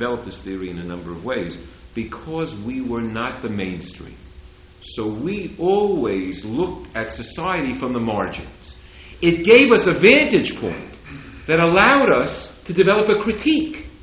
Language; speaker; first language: English; native; English